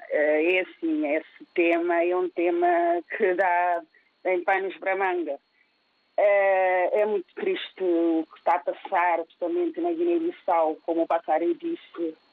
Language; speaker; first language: Portuguese; early bilingual, other home language; Kabuverdianu